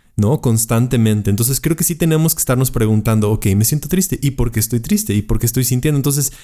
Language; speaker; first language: Spanish; native; Spanish